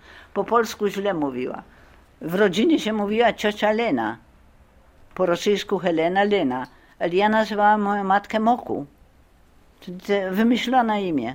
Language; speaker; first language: Polish; early bilingual, heritage; Polish